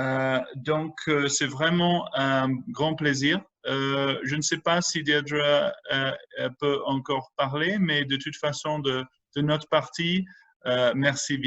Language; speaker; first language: French; non-native, fluent; English